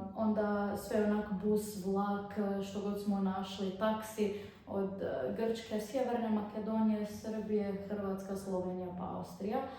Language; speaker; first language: Bosnian; early bilingual, other home language; Arabic